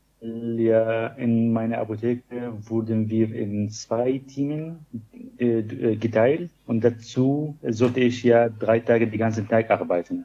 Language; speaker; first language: German; non-native, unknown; Arabic